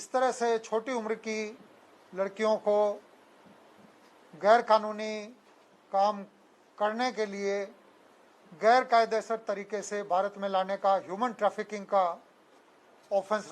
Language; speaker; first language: Hindi; non-native, local second language; Gujarati